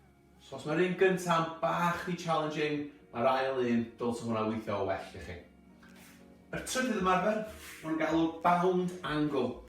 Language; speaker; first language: Welsh; native; Welsh